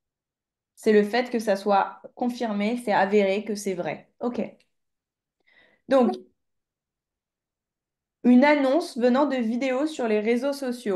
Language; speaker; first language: French; native; French